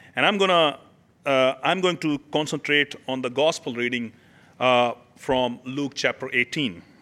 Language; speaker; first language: English; non-native, local second language; Urdu